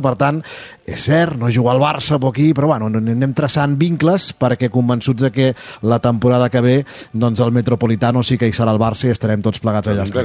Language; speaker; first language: Catalan; native; Catalan